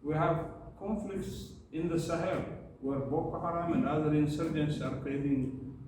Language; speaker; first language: English; non-native, local second language; Amharic